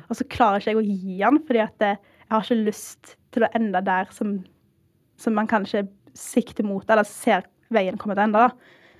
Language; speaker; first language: Norwegian; early bilingual, heritage; Norwegian